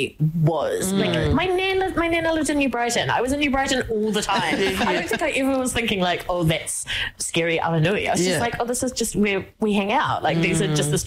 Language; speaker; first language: English; native; English